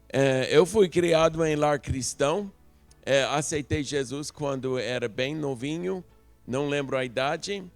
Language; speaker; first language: Portuguese; non-native, local second language; English